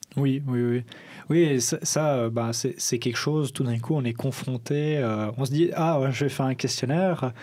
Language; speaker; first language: French; native; French